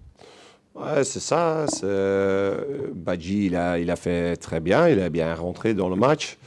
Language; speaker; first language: French; non-native, local second language; Dutch